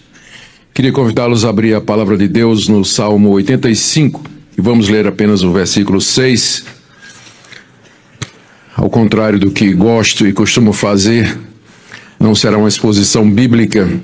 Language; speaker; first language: Portuguese; native; Portuguese